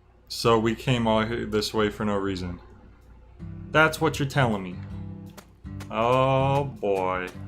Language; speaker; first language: English; native; English